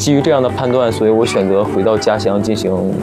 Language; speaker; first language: Chinese; native; Chinese